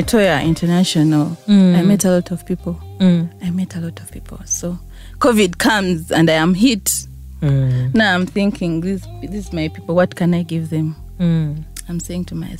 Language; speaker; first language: English; non-native, local second language; Ganda